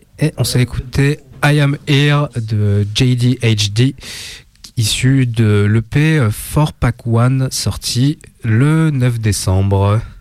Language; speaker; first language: French; native; French